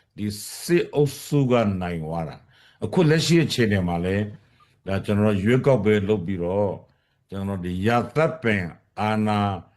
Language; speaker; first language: Burmese; non-native, local second language; Rohingya